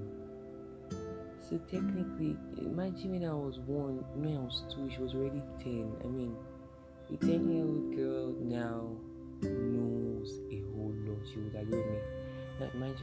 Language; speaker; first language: English; non-native, local second language; Yoruba